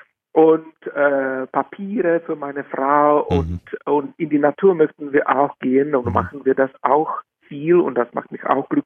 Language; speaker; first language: German; non-native, fluent; Czech